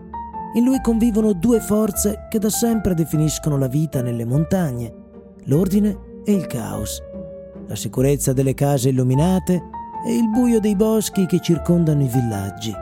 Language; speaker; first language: Italian; native; Italian